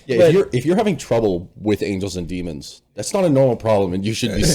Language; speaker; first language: English; native; English